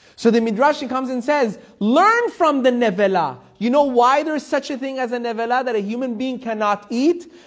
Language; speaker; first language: English; early bilingual, heritage; Persian